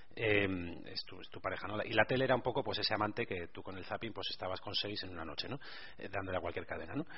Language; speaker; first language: Spanish; native; Spanish